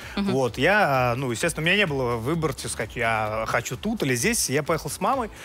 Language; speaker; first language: Russian; native; Russian